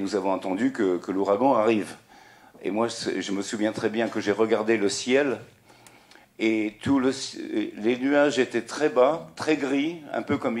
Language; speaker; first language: French; native; French